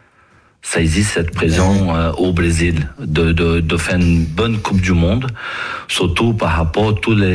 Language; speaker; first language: French; non-native, fluent; Portuguese